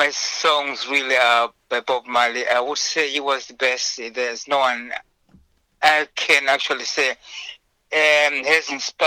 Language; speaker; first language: English; non-native, local second language; Shona